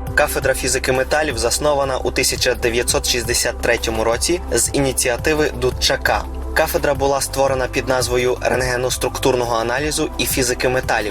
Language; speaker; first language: Ukrainian; native; Ukrainian